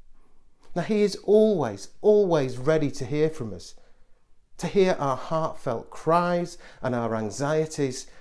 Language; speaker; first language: English; native; English